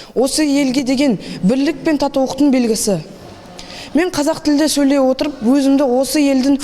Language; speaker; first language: Kazakh; non-native, local second language; Russian